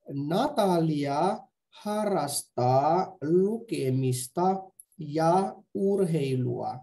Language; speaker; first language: Finnish; non-native, fluent; Burmese